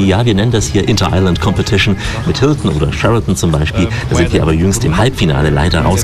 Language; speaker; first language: German; native; German